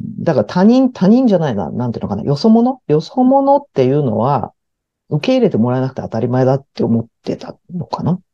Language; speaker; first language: Japanese; early bilingual, heritage; Japanese